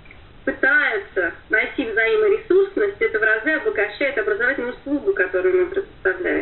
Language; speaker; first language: Russian; native; Russian